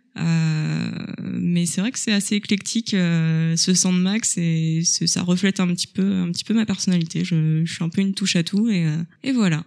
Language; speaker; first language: French; native; French